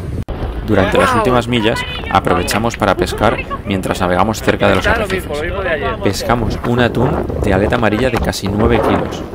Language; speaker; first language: Spanish; native; Spanish